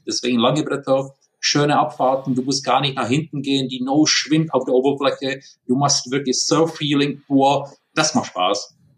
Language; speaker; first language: German; non-native, fluent; Czech